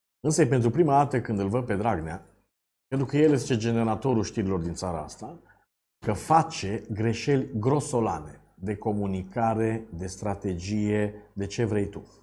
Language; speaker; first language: Romanian; native; Romanian